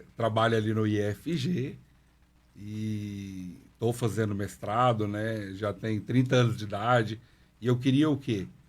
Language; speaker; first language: Portuguese; non-native, local second language; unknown